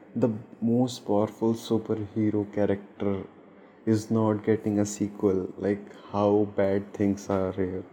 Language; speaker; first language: English; non-native, local second language; Hindi